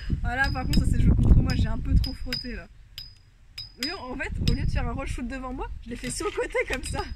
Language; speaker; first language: French; native; French